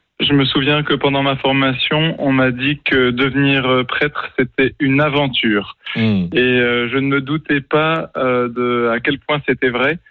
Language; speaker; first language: French; native; French